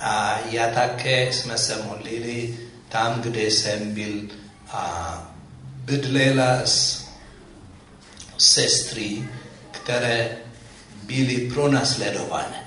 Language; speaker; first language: Czech; non-native, fluent; Amharic